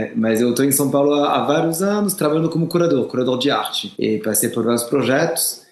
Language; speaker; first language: Portuguese; non-native, fluent; French